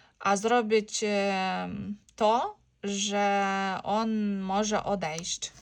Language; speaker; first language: Polish; non-native, learner; Ukrainian